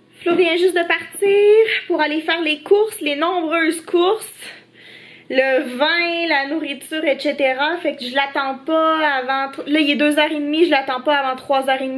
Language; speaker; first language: French; native; French